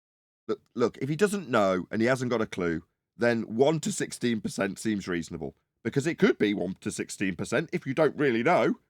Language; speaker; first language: English; native; English